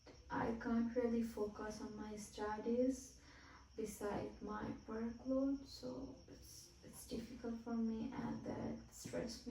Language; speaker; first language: English; non-native, fluent; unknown